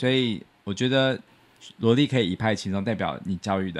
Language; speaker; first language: Chinese; native; Chinese